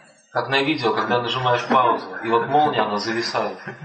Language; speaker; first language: Russian; native; Russian